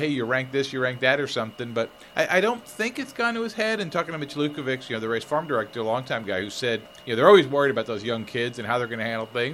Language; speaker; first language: English; native; English